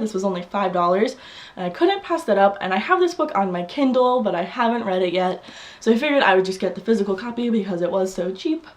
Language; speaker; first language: English; native; English